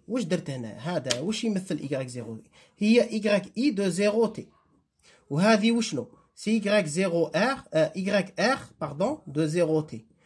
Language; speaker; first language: French; non-native, local second language; Arabic